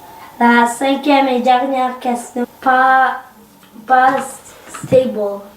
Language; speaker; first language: French; early bilingual, other home language; Arabic